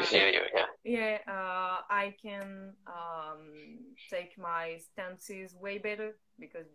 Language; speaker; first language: English; non-native, fluent; French